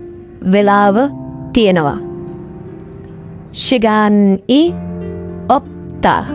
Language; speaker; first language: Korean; non-native, fluent; Sinhala